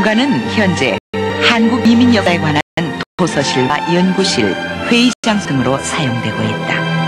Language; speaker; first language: Korean; native; Korean